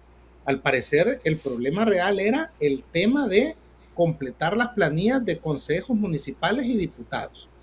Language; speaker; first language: Spanish; native; Spanish